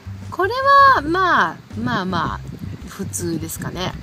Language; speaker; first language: Japanese; native; Japanese